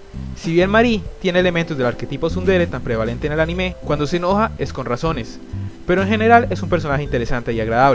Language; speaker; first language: Spanish; native; Spanish